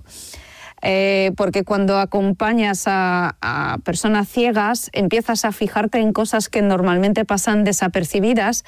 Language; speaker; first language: Spanish; non-native, fluent; Polish